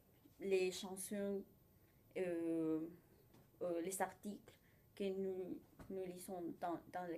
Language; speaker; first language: French; non-native, learner; Spanish